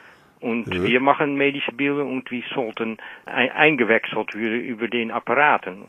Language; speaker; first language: German; non-native, learner; Dutch